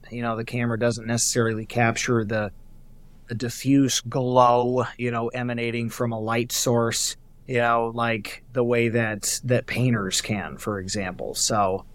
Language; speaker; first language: English; native; English